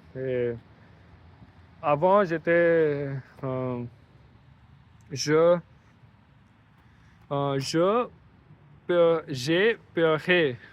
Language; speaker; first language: French; non-native, learner; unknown